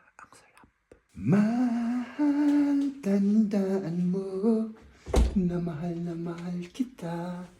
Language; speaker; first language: Filipino; native; Filipino